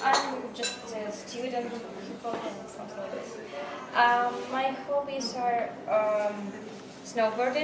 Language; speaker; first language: English; non-native, learner; Russian